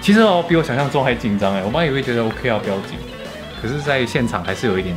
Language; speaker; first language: Chinese; native; Chinese